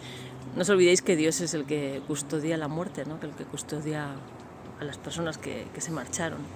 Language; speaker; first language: Spanish; native; Spanish